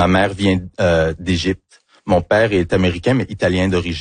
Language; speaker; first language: French; early bilingual, other home language; English